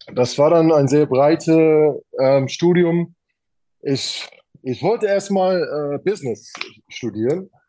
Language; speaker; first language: German; non-native, fluent; English